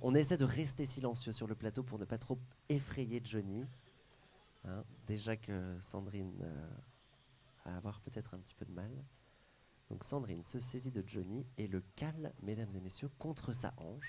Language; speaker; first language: French; native; French